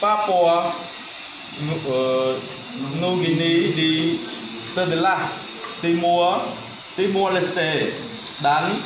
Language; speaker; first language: Indonesian; non-native, learner; Khmer